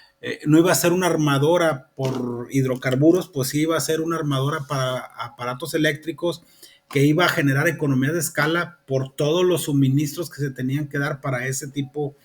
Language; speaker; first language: Spanish; native; Spanish